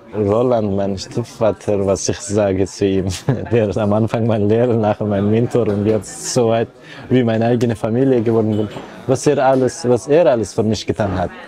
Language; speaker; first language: German; non-native, fluent; Persian